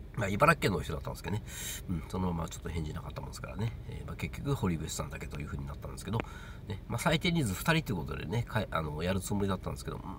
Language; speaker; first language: Japanese; native; Japanese